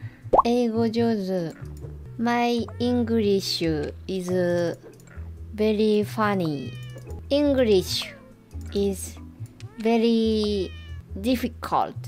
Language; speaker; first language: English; non-native, learner; Japanese